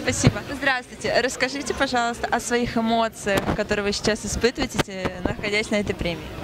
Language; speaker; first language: Russian; native; Russian